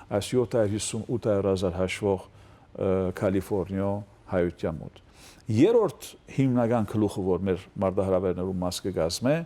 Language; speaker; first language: Armenian; early bilingual, heritage; Armenian